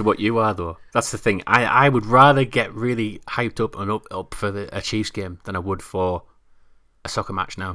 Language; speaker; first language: English; native; English